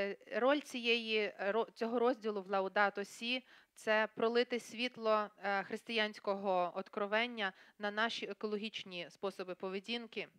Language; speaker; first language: Ukrainian; native; Ukrainian